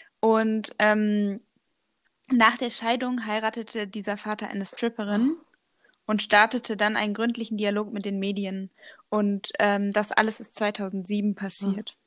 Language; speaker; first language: German; native; German